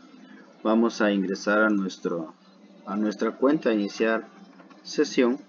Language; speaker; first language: Spanish; native; Spanish